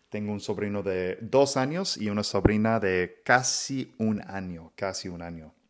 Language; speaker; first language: Spanish; non-native, fluent; English